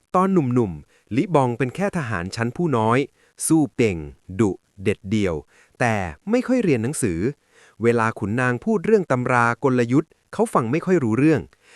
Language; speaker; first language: Thai; native; Thai